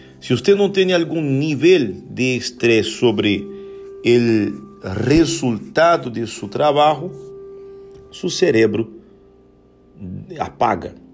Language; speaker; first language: Portuguese; non-native, learner; Spanish